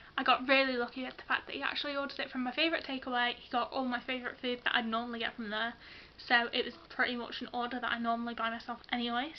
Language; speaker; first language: English; native; English